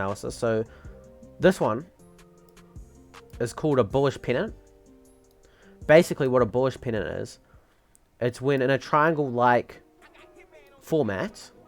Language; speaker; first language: English; native; English